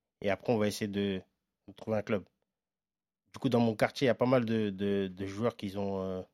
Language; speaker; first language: French; native; French